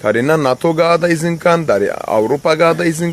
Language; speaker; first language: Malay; non-native, learner; Turkish